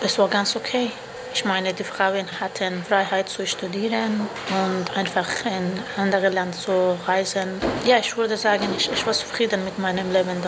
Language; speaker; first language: German; non-native, learner; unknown